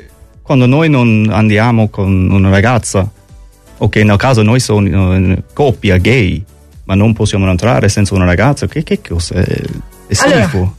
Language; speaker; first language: Italian; non-native, learner; English